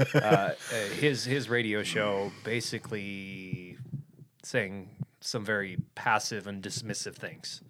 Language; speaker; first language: English; native; English